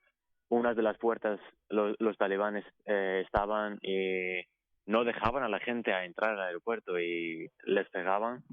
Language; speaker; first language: Spanish; non-native, fluent; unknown